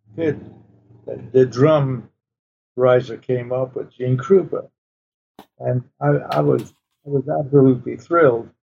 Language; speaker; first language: English; early bilingual, other home language; Polish